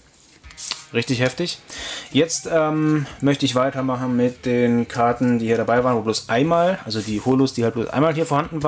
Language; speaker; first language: German; native; German